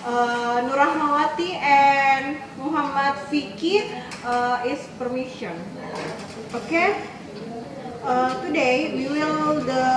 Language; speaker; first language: English; non-native, learner; Indonesian